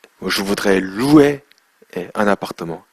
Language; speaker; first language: French; non-native, fluent; Korean